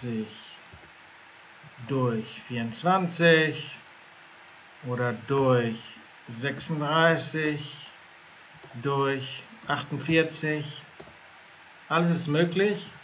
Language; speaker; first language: German; native; German